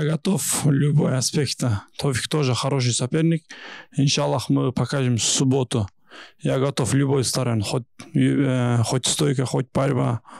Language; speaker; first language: Russian; non-native, local second language; Kyrgyz